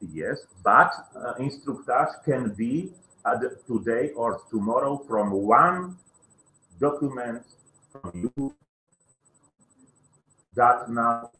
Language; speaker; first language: English; non-native, learner; Slovak